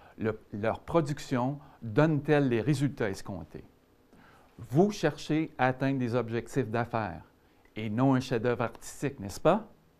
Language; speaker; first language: French; native; French